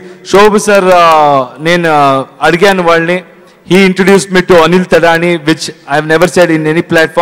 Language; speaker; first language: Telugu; non-native, learner; Kannada